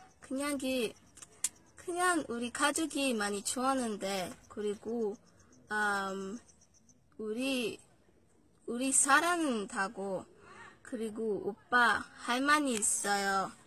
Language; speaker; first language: Korean; non-native, learner; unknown